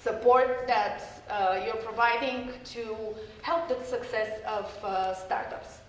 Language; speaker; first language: English; non-native, fluent; Bulgarian